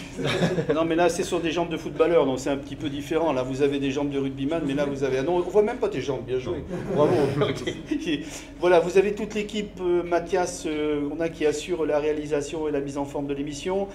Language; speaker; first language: French; native; French